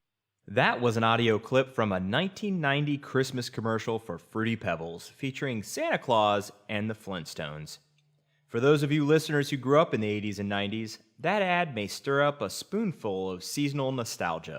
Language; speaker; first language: English; native; English